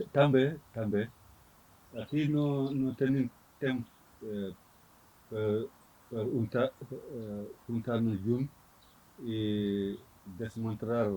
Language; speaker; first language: Catalan; non-native, learner; Fula